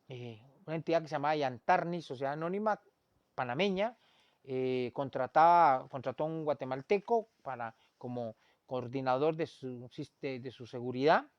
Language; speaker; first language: Spanish; native; Spanish